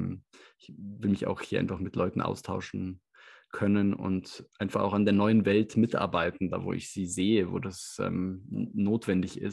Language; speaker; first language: German; native; German